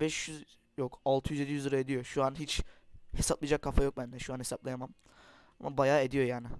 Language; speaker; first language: Turkish; native; Turkish